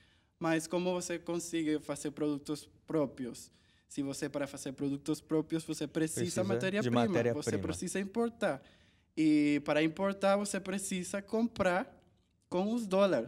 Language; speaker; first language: Portuguese; non-native, learner; Spanish